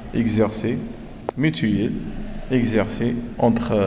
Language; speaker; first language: French; non-native, local second language; Arabic